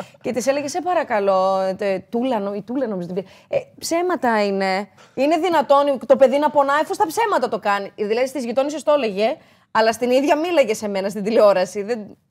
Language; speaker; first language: Greek; native; Greek